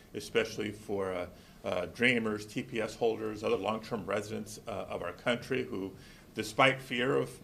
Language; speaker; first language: English; early bilingual, other home language; Spanish